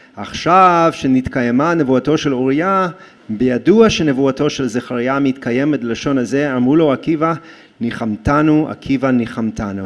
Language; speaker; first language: Hebrew; non-native, fluent; English